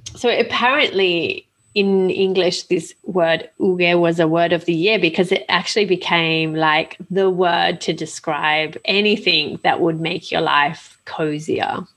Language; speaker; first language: English; native; English